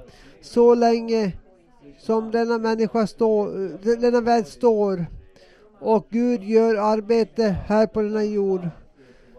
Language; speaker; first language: Swedish; non-native, local second language; Finnish